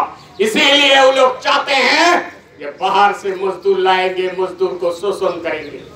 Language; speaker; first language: Hindi; non-native, local second language; Bangla